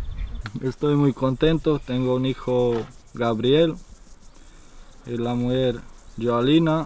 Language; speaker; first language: Spanish; non-native, fluent; Romanian